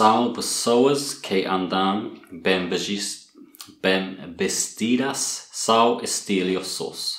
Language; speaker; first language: Portuguese; non-native, learner; English